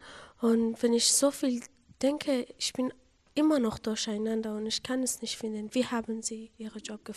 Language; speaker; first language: German; non-native, learner; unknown